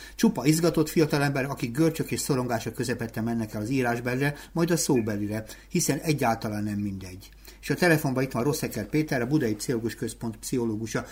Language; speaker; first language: Hungarian; native; Hungarian